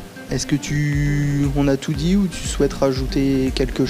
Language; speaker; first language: French; native; French